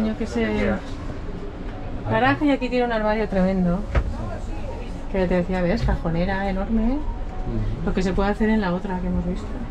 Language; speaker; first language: Spanish; native; Spanish